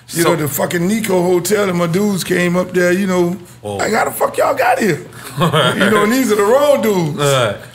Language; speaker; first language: English; native; English